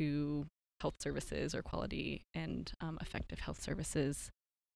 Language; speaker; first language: English; native; English